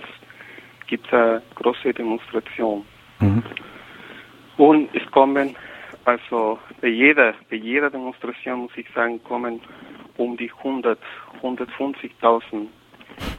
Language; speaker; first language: German; non-native, fluent; Spanish